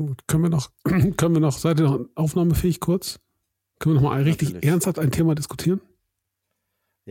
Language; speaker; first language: German; native; German